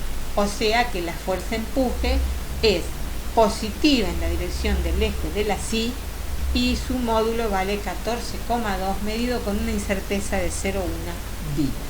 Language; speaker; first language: Spanish; native; Spanish